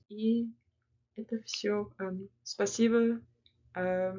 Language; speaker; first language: Russian; non-native, learner; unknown